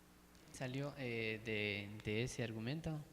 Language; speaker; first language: Spanish; native; Spanish